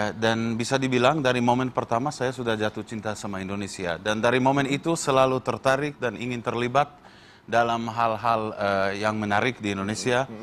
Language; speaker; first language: Indonesian; non-native, fluent; English